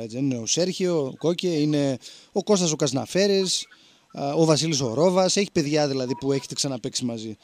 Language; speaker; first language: Greek; native; Greek